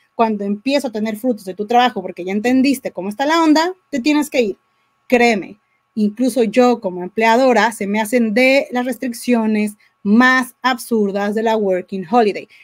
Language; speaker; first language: Spanish; native; Spanish